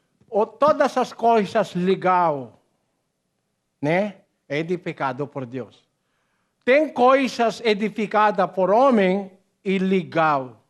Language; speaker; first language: Portuguese; non-native, learner; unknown